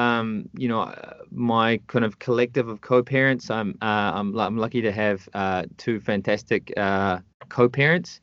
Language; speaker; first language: English; native; English